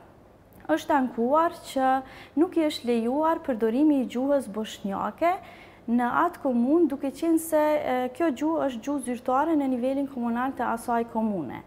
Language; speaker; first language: Albanian; native; Albanian